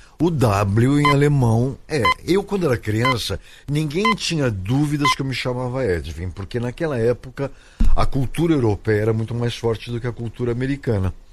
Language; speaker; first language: Portuguese; native; Portuguese